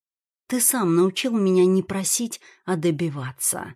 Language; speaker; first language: Russian; native; Russian